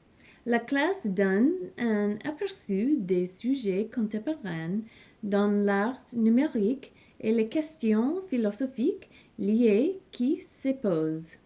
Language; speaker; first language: French; non-native, learner; English